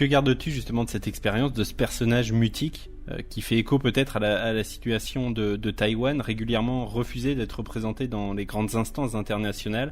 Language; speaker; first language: French; native; French